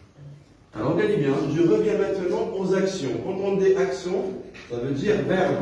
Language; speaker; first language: French; non-native, local second language; Arabic